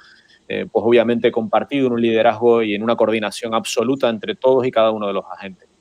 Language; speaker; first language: Spanish; native; Spanish